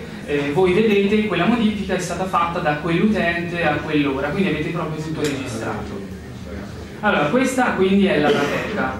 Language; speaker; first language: Italian; native; Italian